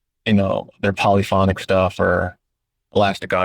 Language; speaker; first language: English; native; English